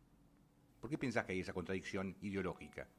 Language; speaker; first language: Spanish; native; Spanish